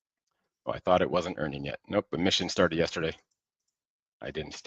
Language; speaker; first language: English; native; English